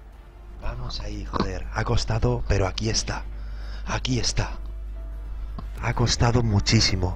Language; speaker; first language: Spanish; native; Spanish